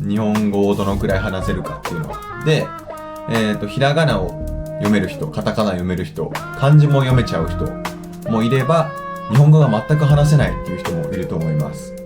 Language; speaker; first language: Japanese; native; Japanese